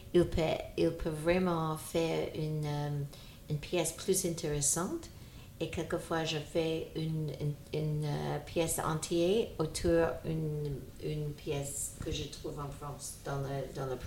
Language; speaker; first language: French; non-native, fluent; English